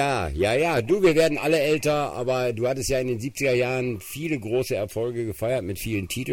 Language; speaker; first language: German; native; German